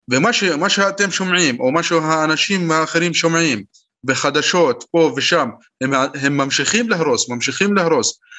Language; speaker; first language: Hebrew; non-native, local second language; Arabic